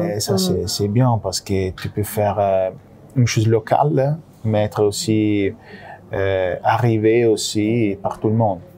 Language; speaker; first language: French; non-native, fluent; Italian